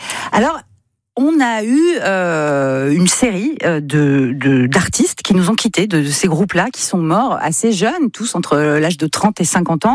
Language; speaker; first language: French; native; French